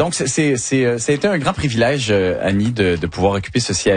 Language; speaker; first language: French; native; French